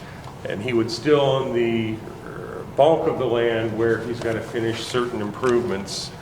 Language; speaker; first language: English; native; English